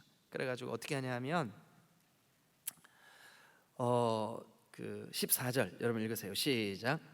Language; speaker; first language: Korean; native; Korean